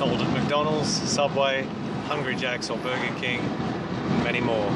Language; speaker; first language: English; native; English